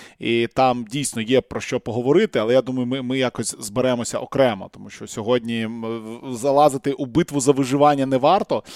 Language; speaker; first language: Ukrainian; non-native, local second language; Russian